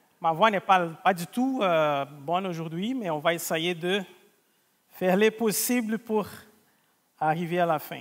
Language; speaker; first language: French; non-native, fluent; Portuguese